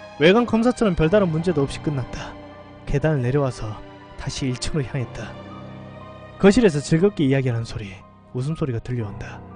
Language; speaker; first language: Korean; native; Korean